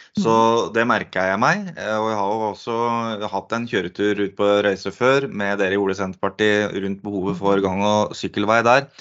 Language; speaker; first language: Norwegian; native; Norwegian